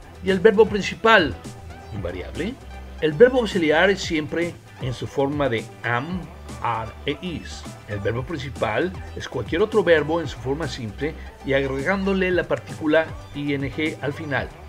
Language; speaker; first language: Spanish; native; Spanish